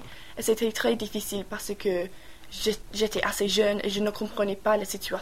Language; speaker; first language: French; non-native, learner; English